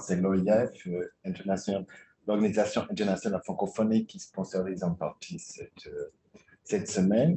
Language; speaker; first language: French; non-native, fluent; English